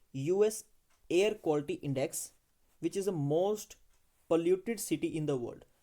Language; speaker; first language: English; non-native, local second language; Punjabi